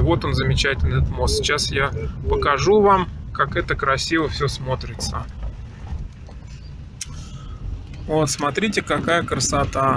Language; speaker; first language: Russian; native; Russian